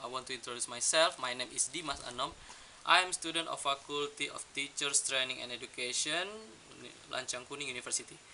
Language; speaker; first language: English; non-native, learner; Indonesian